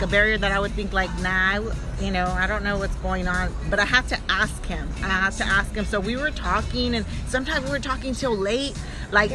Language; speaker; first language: English; native; English